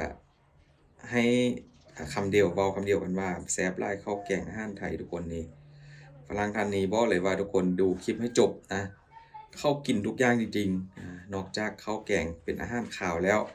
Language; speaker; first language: Thai; non-native, local second language; Northeastern Thai